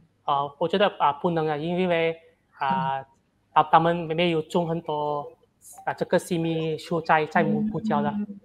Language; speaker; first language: Chinese; non-native, learner; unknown